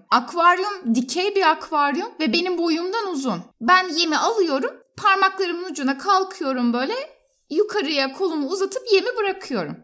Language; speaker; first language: Turkish; native; Turkish